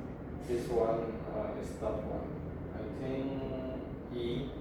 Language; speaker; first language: English; non-native, learner; Indonesian